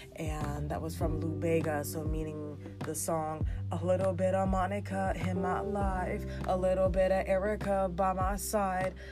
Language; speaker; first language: English; early bilingual, heritage; English